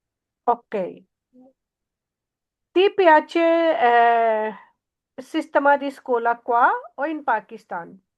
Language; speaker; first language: Italian; non-native, learner; Urdu